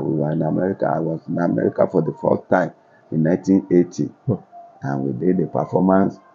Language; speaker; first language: English; non-native, local second language; Yoruba